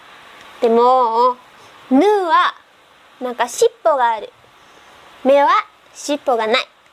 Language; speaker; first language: Japanese; non-native, learner; Indonesian